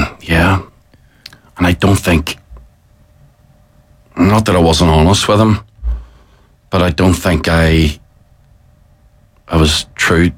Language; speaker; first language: English; native; English